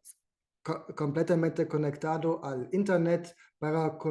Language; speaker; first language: Spanish; non-native, fluent; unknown